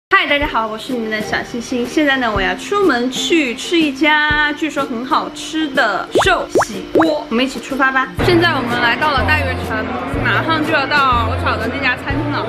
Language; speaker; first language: Chinese; native; Chinese